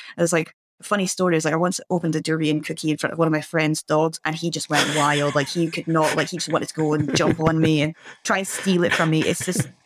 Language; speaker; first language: English; native; English